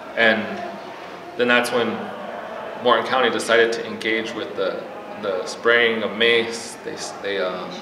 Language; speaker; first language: English; native; English